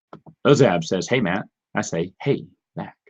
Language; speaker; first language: English; native; English